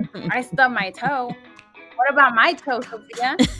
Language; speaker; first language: English; early bilingual, other home language; Spanish